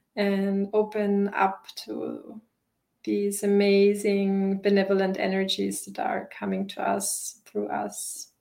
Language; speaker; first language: English; non-native, fluent; German